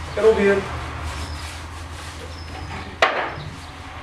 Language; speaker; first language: Spanish; non-native, local second language; Arabic